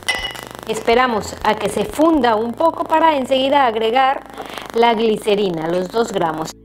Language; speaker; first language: Spanish; native; Spanish